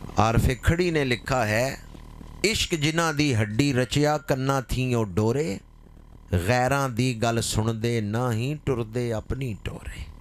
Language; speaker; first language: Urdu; non-native, local second language; Punjabi